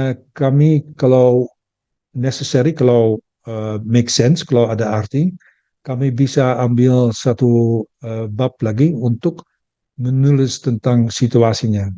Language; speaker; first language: Indonesian; early bilingual, heritage; Dutch